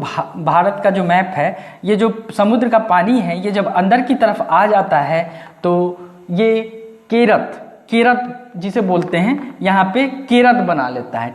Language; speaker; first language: Hindi; native; Hindi